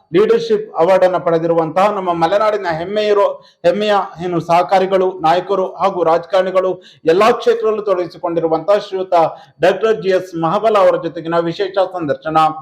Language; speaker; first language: Kannada; native; Kannada